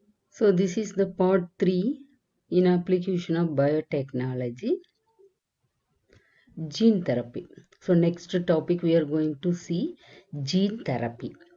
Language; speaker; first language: English; non-native, local second language; Tamil